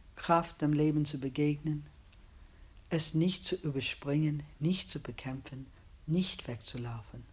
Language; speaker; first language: German; non-native, fluent; English